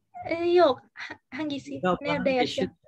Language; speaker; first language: Turkish; non-native, learner; Indonesian